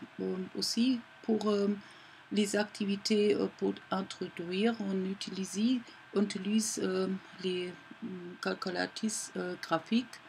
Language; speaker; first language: French; non-native, learner; German